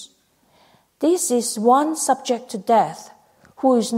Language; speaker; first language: English; non-native, local second language; Cantonese